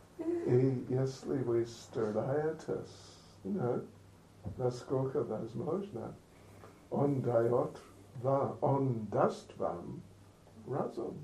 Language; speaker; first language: Russian; non-native, learner; English